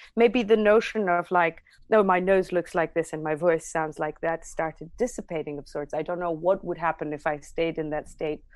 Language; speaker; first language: English; non-native, fluent; Armenian